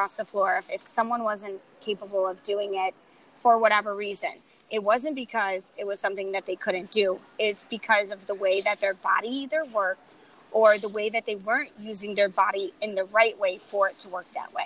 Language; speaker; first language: English; native; English